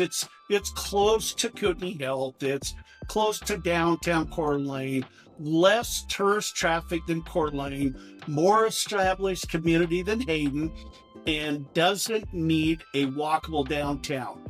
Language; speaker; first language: English; native; English